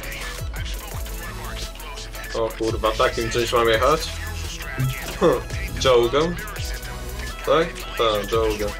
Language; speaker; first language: Polish; native; Polish